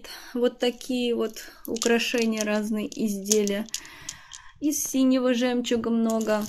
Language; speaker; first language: Russian; native; Russian